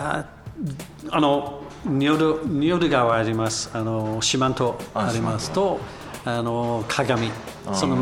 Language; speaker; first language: Japanese; non-native, learner; English